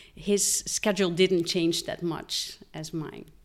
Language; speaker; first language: English; non-native, fluent; Dutch